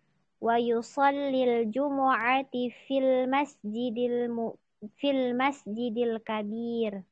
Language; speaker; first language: Arabic; non-native, learner; Indonesian